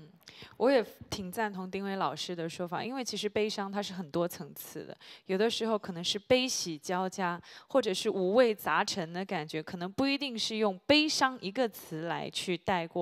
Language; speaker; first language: Chinese; native; Chinese